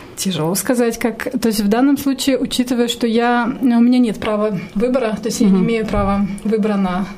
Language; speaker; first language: Russian; native; Russian